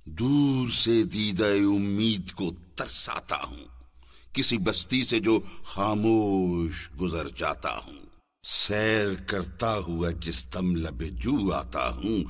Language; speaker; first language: Urdu; native; Urdu